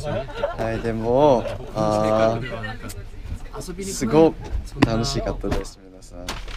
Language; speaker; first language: Japanese; non-native, learner; Korean